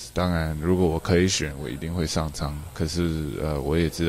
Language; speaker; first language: Chinese; early bilingual, heritage; English